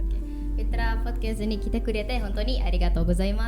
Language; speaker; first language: Japanese; non-native, learner; Indonesian